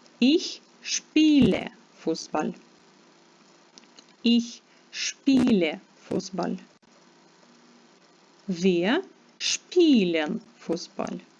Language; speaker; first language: German; non-native, fluent; Ukrainian